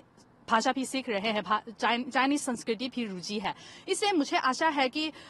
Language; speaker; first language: Hindi; non-native, fluent; Chinese